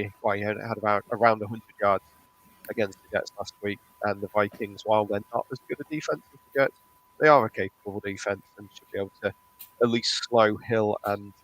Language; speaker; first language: English; native; English